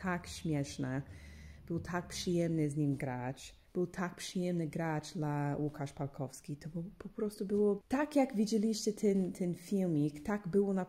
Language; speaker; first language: Polish; non-native, fluent; English